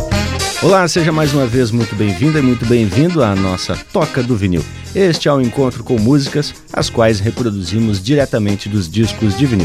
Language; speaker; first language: Portuguese; native; Portuguese